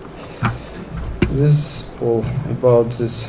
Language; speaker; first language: English; non-native, learner; Ukrainian